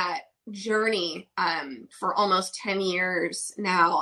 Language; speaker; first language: English; native; English